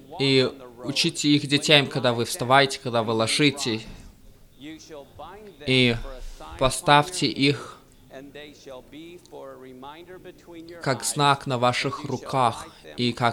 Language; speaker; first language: Russian; early bilingual, heritage; Russian